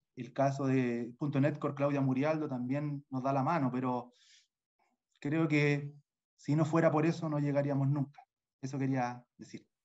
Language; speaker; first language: Spanish; native; Spanish